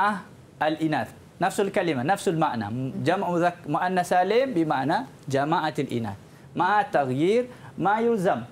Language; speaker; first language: Arabic; non-native, fluent; Malay